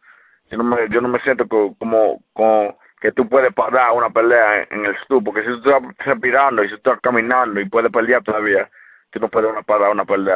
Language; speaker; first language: Spanish; early bilingual, heritage; English